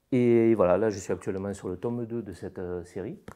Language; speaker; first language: French; native; French